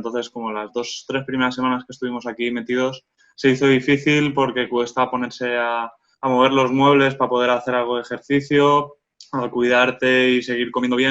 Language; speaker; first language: Spanish; non-native, local second language; Catalan